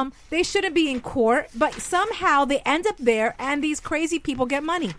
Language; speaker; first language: English; early bilingual, other home language; Spanish